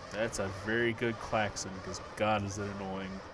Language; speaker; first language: English; native; English